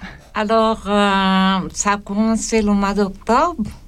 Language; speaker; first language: French; non-native, learner; Filipino